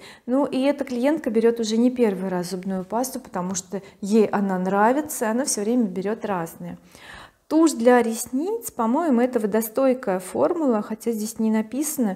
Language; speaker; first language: Russian; native; Russian